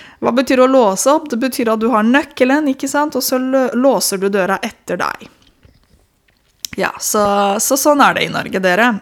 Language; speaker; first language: Norwegian; non-native, fluent; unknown